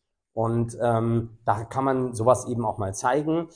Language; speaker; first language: German; native; German